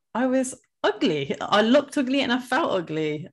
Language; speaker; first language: English; early bilingual, other home language; Hindi